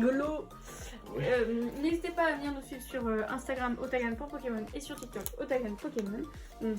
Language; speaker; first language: French; native; French